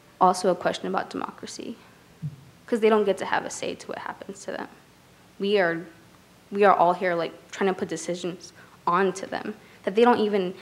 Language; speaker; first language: English; native; English